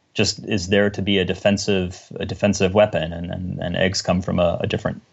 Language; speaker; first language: English; native; English